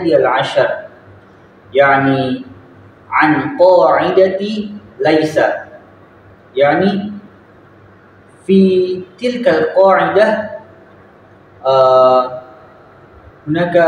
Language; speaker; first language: Arabic; non-native, learner; Indonesian